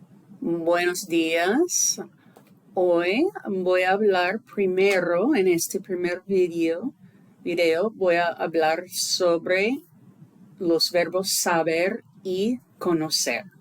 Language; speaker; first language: Spanish; non-native, fluent; English